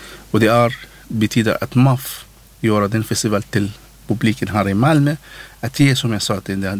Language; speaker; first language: Swedish; non-native, learner; Arabic